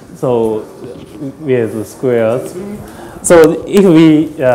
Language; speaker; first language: English; non-native, learner; Japanese